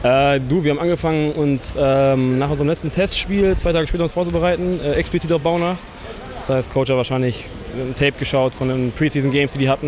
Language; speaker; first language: German; native; German